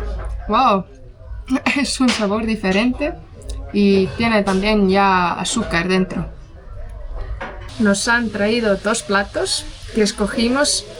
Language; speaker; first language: Spanish; non-native, fluent; Estonian